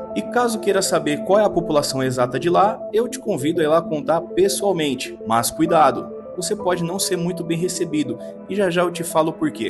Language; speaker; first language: Portuguese; native; Portuguese